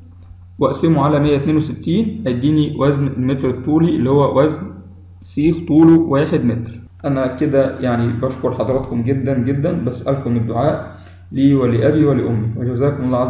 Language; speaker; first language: Arabic; native; Arabic